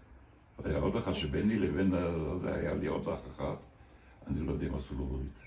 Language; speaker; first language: Hebrew; early bilingual, other home language; German